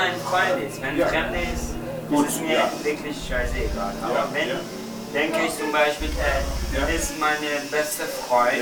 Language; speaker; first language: German; non-native, learner; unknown